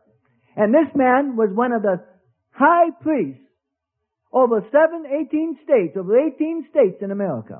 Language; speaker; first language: English; native; English